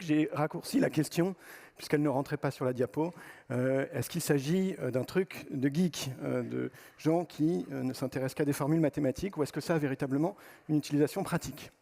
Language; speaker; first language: French; native; French